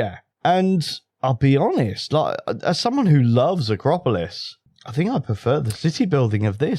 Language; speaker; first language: English; native; English